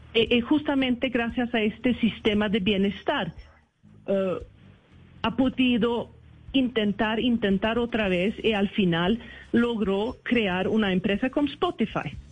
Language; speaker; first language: Spanish; non-native, fluent; Swedish